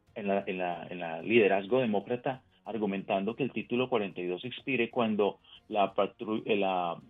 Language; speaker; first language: Spanish; native; Spanish